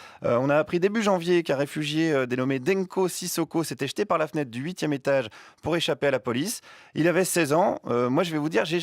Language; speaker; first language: French; native; French